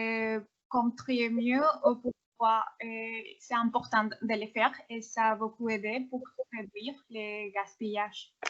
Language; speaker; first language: French; non-native, fluent; Spanish